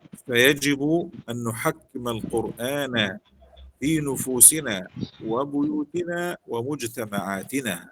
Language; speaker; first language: Arabic; native; Arabic